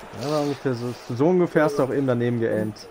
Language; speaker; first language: German; native; German